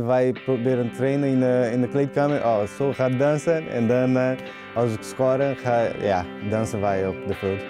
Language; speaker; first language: Dutch; non-native, learner; Portuguese